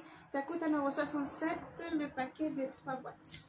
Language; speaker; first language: French; non-native, fluent; Spanish